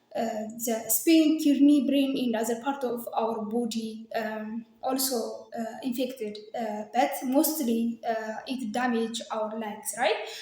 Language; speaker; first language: English; non-native, local second language; Amharic